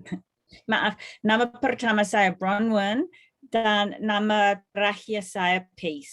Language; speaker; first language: Indonesian; non-native, fluent; English